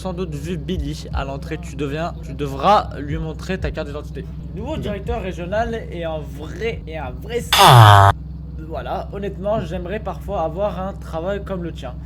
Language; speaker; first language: French; native; French